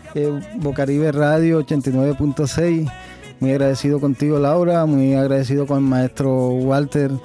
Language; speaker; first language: Spanish; native; Spanish